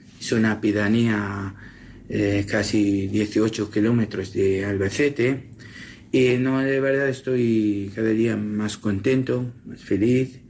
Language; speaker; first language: Spanish; non-native, learner; Assyrian Neo-Aramaic